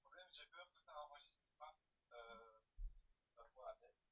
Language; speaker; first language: French; native; French